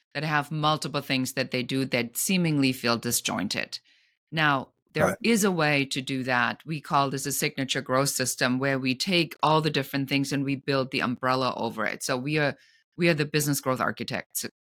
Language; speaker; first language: English; non-native, fluent; German